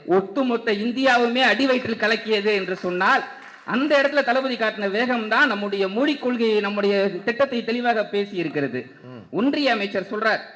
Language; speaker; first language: Tamil; native; Tamil